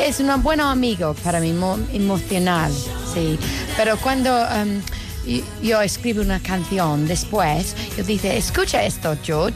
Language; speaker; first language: Spanish; non-native, learner; English